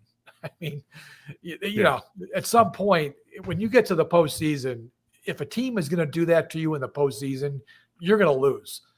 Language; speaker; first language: English; native; English